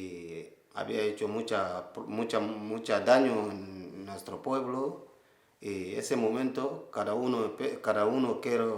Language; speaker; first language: Spanish; non-native, learner; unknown